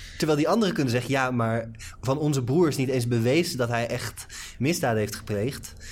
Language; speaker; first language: Dutch; native; Dutch